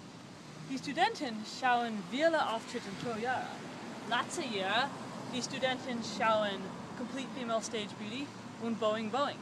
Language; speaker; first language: German; non-native, learner; English